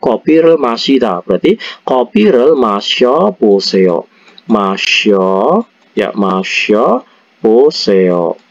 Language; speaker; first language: Korean; non-native, fluent; Indonesian